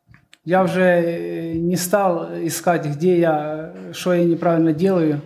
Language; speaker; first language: Polish; non-native, learner; Russian